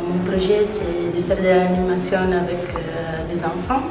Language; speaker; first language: French; non-native, learner; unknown